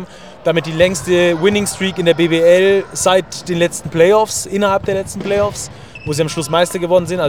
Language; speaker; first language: German; native; German